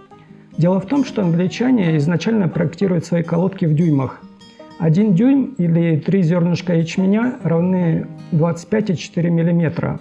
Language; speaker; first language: Russian; native; Russian